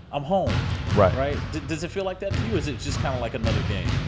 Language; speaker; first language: English; native; English